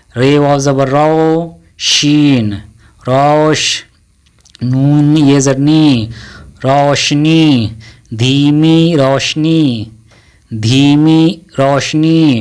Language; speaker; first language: Urdu; native; Urdu